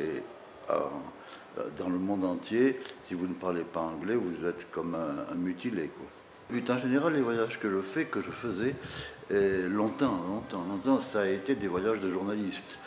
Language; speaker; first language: French; native; French